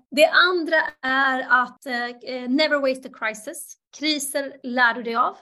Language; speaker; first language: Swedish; early bilingual, other home language; Bosnian